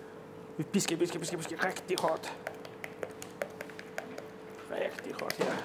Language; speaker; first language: Danish; non-native, fluent; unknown